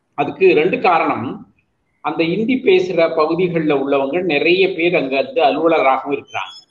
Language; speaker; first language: Tamil; native; Tamil